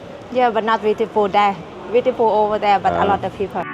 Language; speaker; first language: English; non-native, learner; Thai